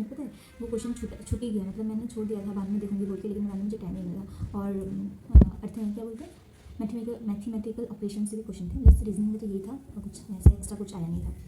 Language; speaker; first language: Hindi; non-native, local second language; Assamese